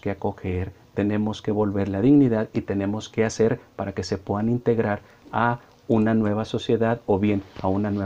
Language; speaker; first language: Spanish; native; Spanish